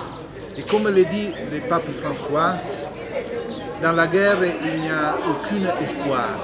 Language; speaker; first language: French; non-native, fluent; Italian